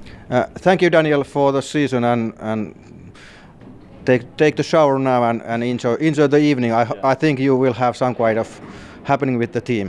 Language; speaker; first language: English; non-native, fluent; Finnish